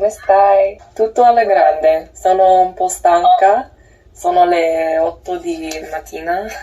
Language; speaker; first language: Italian; non-native, learner; English